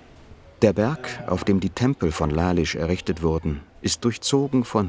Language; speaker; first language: German; native; German